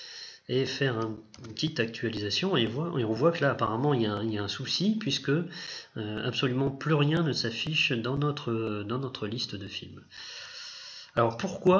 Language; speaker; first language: French; native; French